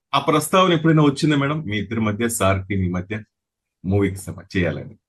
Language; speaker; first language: Telugu; native; Telugu